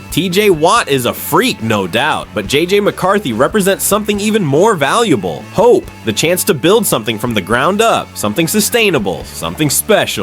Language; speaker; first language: English; native; English